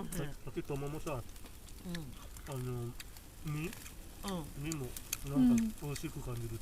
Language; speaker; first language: Japanese; non-native, fluent; Indonesian